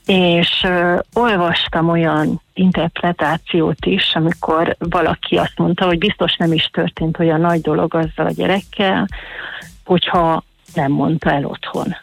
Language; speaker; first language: Hungarian; native; Hungarian